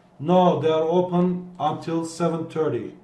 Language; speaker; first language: English; non-native, fluent; Turkish